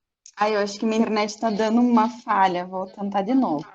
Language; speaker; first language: Portuguese; native; Portuguese